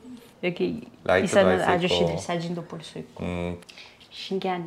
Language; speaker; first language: Korean; non-native, learner; Russian